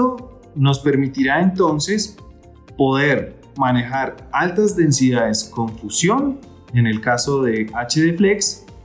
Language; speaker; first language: Spanish; native; Spanish